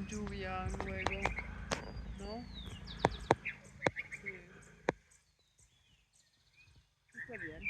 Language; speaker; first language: Spanish; non-native, learner; German